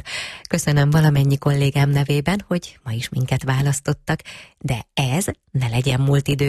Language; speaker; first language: Hungarian; native; Hungarian